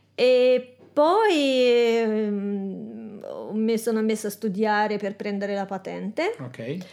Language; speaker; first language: Italian; non-native, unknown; Russian